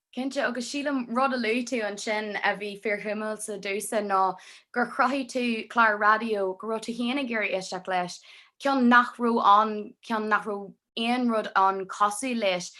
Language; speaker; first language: Irish; non-native, local second language; English